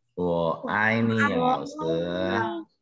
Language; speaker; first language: Chinese; non-native, fluent; Indonesian